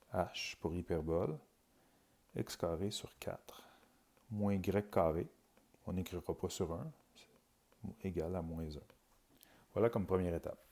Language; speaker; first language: French; native; French